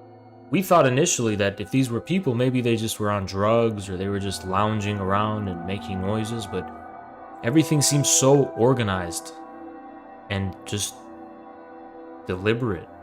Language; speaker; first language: English; native; English